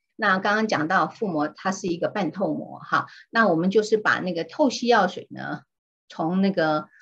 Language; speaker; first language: Chinese; native; Chinese